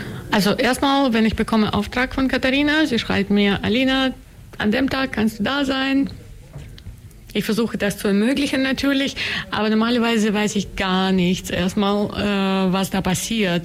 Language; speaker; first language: German; non-native, fluent; Russian